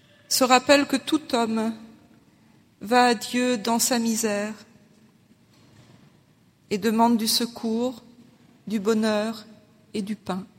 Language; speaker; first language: French; native; French